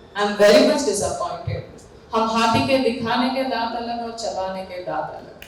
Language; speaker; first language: Hindi; non-native, local second language; Telugu